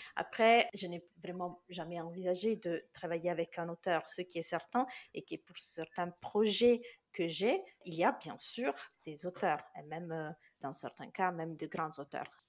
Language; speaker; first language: French; non-native, fluent; Italian